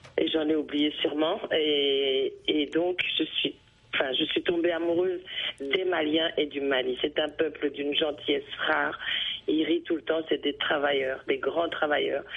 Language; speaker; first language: French; native; French